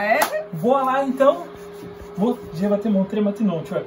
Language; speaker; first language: French; non-native, learner; Portuguese